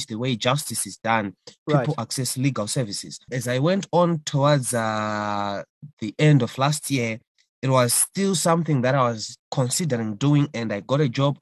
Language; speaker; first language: English; non-native, local second language; Shona